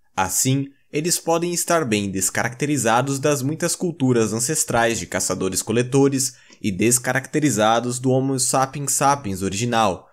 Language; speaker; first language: Portuguese; native; Portuguese